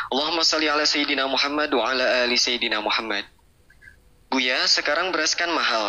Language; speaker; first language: Indonesian; native; Indonesian